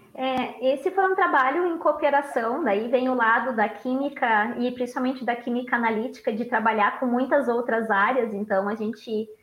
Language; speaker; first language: Portuguese; native; Portuguese